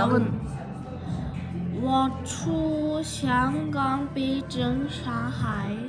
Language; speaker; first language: Chinese; non-native, learner; Mongolian